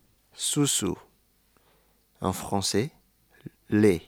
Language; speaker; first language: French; non-native, fluent; Indonesian